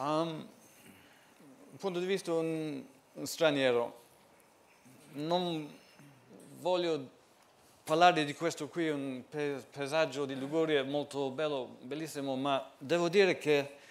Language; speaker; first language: Italian; non-native, fluent; English